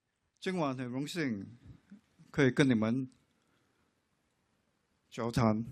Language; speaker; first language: Chinese; non-native, local second language; English